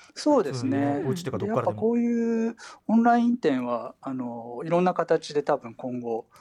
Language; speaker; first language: Japanese; native; Japanese